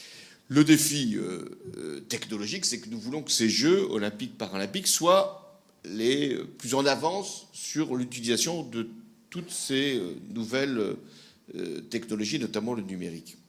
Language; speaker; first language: French; native; French